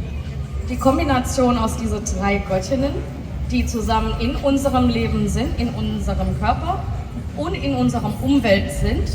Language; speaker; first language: German; non-native, fluent; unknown